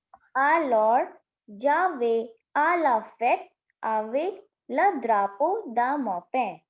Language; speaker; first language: French; non-native, learner; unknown